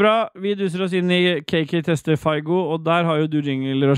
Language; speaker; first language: Norwegian; native; Norwegian